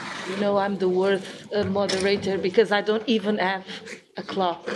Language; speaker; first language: English; non-native, fluent; Portuguese